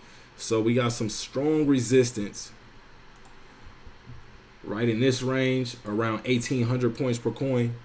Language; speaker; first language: English; native; English